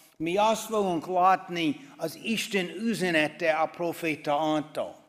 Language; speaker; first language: Hungarian; non-native, fluent; English